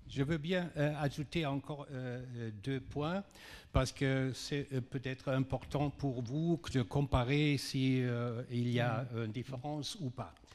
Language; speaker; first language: French; non-native, fluent; German